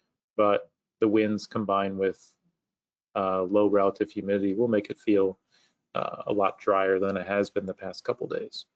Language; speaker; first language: English; native; English